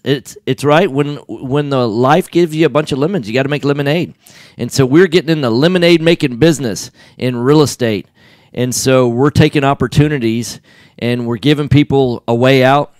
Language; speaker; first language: English; native; English